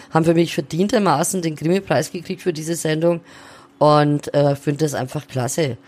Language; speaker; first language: German; native; German